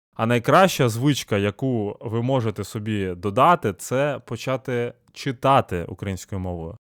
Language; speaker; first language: Ukrainian; non-native, local second language; Russian